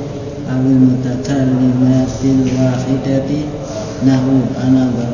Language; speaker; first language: Arabic; non-native, learner; Indonesian